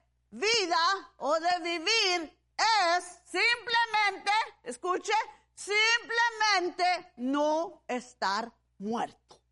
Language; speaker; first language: Spanish; early bilingual, heritage; Spanish